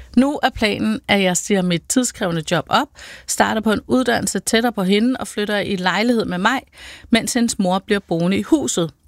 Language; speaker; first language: Danish; native; Danish